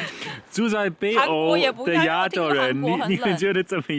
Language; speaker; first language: Chinese; non-native, learner; German